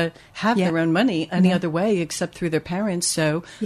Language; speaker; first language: English; native; English